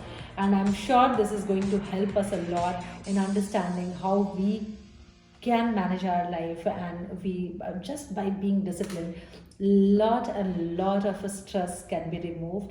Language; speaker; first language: English; non-native, local second language; Hindi